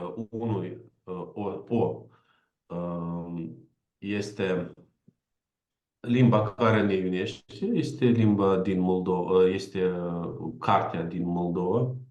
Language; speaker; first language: Romanian; non-native, learner; Ukrainian